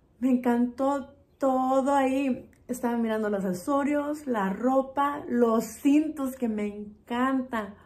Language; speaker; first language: Spanish; early bilingual, heritage; Spanish